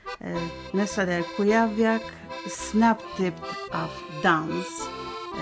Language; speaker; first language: Swedish; non-native, learner; Polish